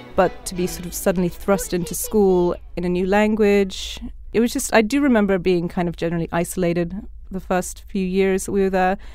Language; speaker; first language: English; early bilingual, other home language; Spanish